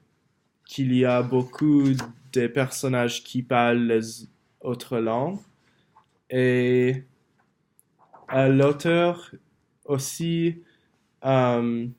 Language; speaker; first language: French; non-native, learner; English